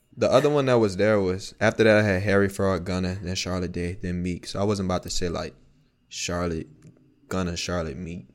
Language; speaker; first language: English; native; English